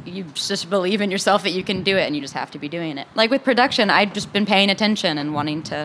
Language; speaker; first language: English; native; English